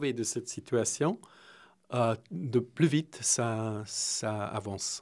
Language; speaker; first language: French; non-native, fluent; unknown